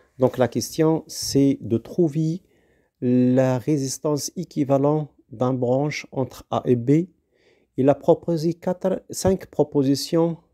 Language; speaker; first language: French; non-native, local second language; Arabic